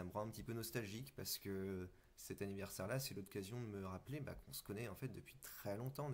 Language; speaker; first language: French; native; French